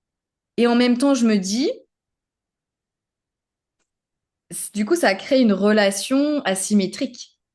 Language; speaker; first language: French; native; French